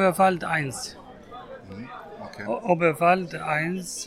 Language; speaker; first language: German; non-native, learner; Arabic